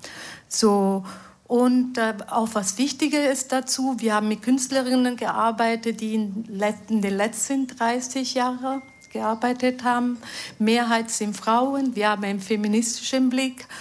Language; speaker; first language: German; non-native, fluent; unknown